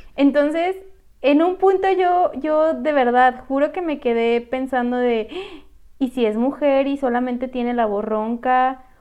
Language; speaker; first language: Spanish; native; Spanish